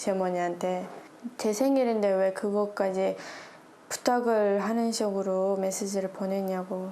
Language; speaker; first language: Korean; non-native, fluent; Uzbek